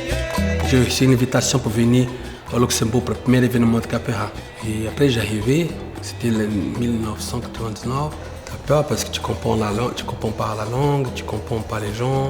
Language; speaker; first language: French; non-native, fluent; Portuguese